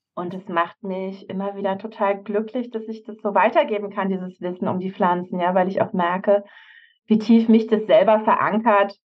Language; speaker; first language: German; native; German